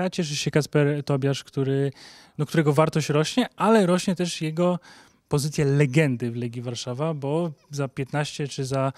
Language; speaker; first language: Polish; native; Polish